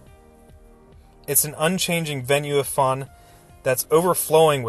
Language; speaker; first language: English; native; English